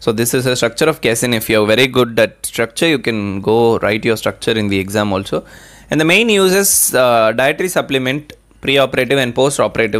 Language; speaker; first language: English; non-native, local second language; Tamil